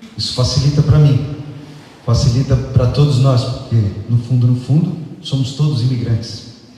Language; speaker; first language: Portuguese; native; Portuguese